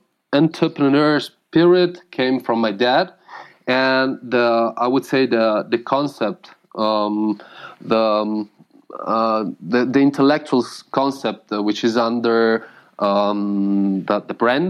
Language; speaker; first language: English; non-native, fluent; Italian